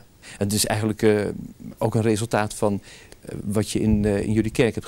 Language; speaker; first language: Dutch; native; Dutch